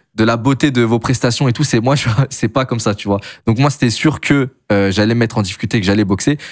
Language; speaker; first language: French; native; French